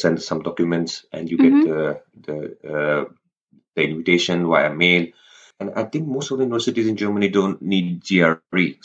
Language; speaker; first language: English; non-native, local second language; Rajasthani